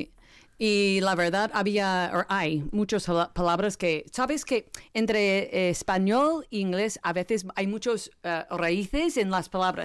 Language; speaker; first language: Spanish; non-native, learner; English